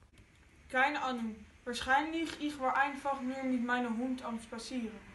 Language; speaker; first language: German; non-native, learner; Dutch